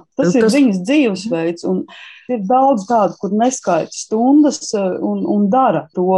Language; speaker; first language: Latvian; native; Latvian